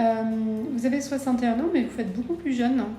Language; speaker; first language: French; native; French